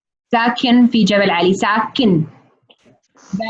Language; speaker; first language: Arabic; native; Arabic